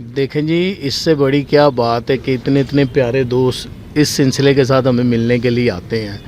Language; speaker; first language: Urdu; non-native, local second language; Punjabi